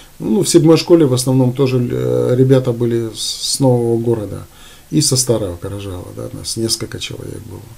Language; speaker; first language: Russian; native; Russian